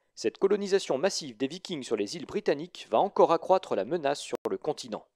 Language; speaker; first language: French; native; French